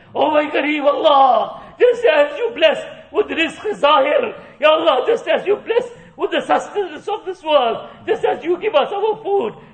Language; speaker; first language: English; native; English